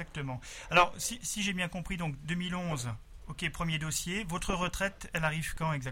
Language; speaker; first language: French; native; French